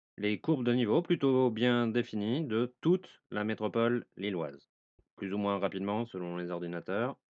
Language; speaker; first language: French; native; French